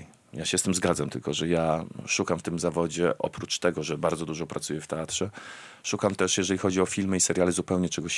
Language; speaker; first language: Polish; native; Polish